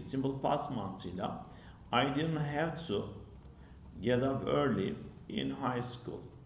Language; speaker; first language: English; non-native, fluent; Turkish